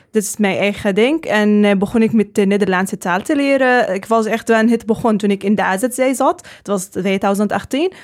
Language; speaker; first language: Dutch; non-native, learner; Arabic